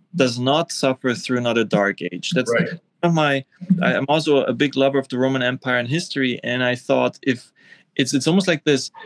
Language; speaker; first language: English; non-native, fluent; German